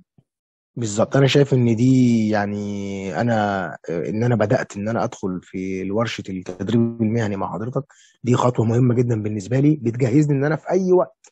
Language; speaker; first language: Arabic; native; Arabic